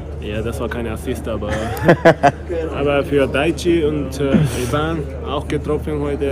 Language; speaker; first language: German; non-native, learner; Japanese